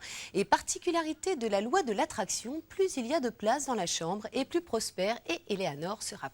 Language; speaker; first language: French; native; French